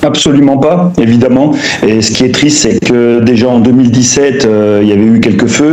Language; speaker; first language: French; native; French